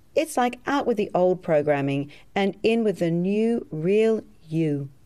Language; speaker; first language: English; native; English